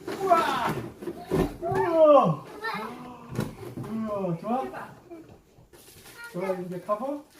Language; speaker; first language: Korean; native; Korean